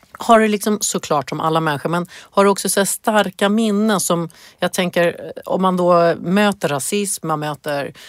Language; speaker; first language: Swedish; native; Swedish